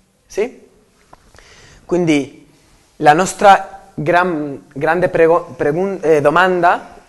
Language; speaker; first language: Italian; non-native, learner; Spanish